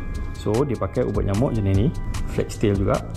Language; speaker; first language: Malay; native; Malay